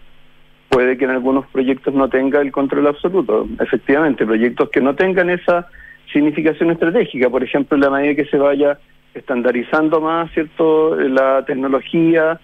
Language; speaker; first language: Spanish; native; Spanish